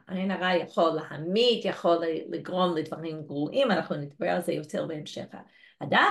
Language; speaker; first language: Hebrew; non-native, fluent; English